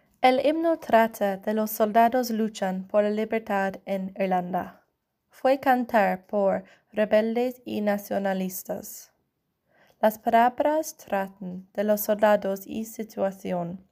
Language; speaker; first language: Spanish; non-native, learner; English